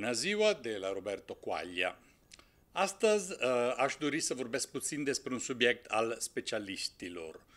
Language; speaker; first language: Romanian; non-native, fluent; Italian